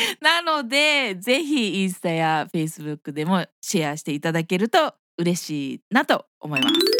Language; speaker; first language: Japanese; early bilingual, heritage; Japanese